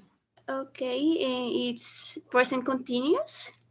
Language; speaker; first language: English; non-native, learner; Spanish